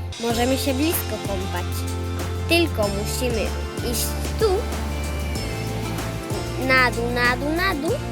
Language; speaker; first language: Polish; early bilingual, heritage; Polish